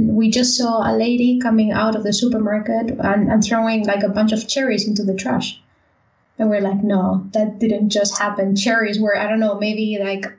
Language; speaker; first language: English; non-native, fluent; Spanish